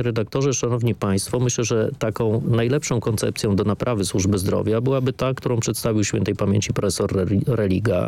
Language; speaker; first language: Polish; native; Polish